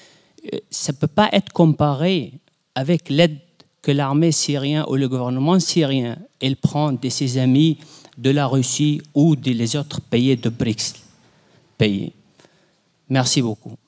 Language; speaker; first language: French; non-native, fluent; Arabic